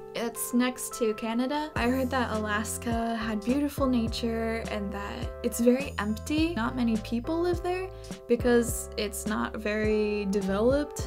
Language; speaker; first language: English; native; English